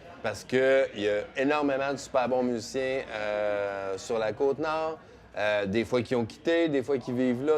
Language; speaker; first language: French; native; French